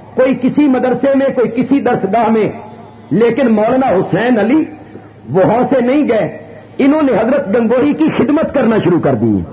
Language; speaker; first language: Urdu; non-native, local second language; Punjabi